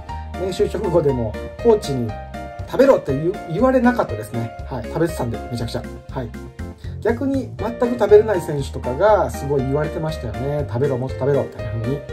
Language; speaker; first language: Japanese; native; Japanese